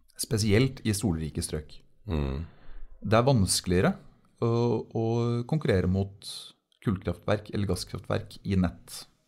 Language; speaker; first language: Norwegian; native; Norwegian